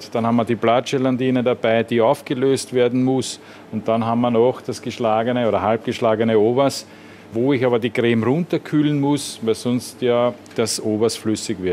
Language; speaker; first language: German; native; German